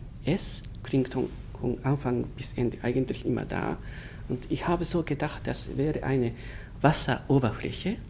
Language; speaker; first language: German; non-native, learner; Japanese